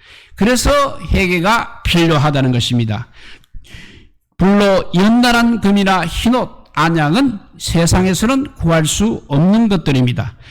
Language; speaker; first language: Korean; native; Korean